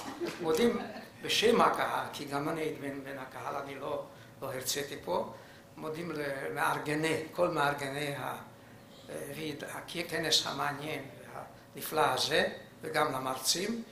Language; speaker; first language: Hebrew; non-native, fluent; Hungarian